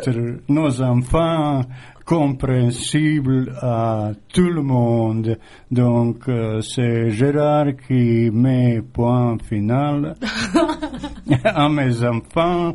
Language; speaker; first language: French; non-native, fluent; Croatian